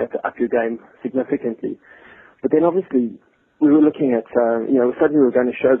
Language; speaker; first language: English; native; English